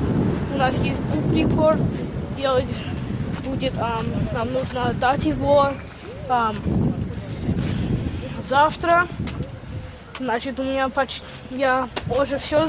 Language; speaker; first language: Russian; early bilingual, heritage; Russian